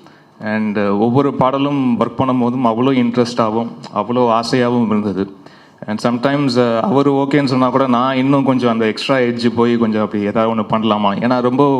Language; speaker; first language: Tamil; native; Tamil